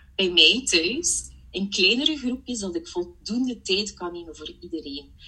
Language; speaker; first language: Dutch; early bilingual, other home language; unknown